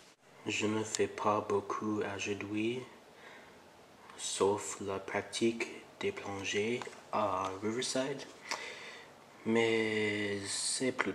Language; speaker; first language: French; non-native, learner; English